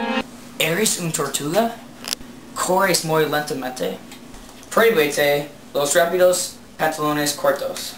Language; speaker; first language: Spanish; non-native, learner; English